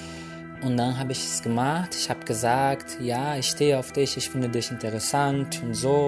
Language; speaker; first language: German; non-native, fluent; Portuguese